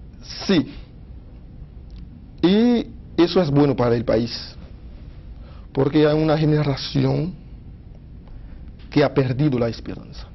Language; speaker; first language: Spanish; non-native, fluent; Haitian Creole